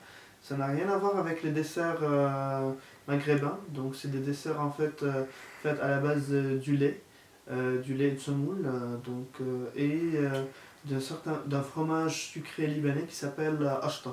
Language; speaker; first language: French; non-native, local second language; Arabic